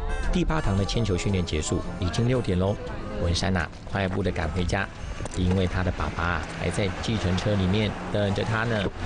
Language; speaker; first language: Chinese; native; Chinese